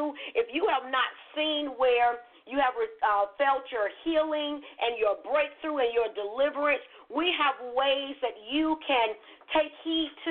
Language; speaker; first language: English; native; English